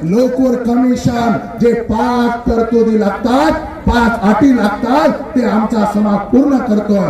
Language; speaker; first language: Marathi; non-native, local second language; Lambadi